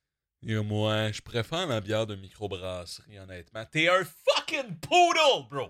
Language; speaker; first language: French; native; French